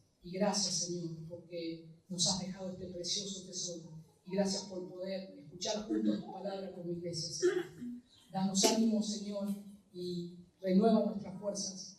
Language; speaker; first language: Spanish; native; Spanish